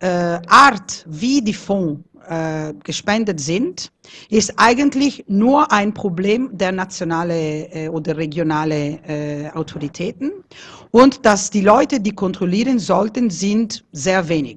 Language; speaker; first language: German; non-native, fluent; Italian